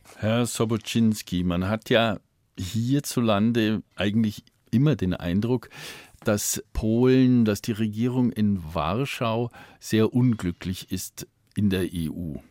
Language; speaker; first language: German; native; German